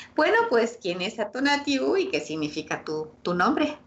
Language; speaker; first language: Spanish; native; Spanish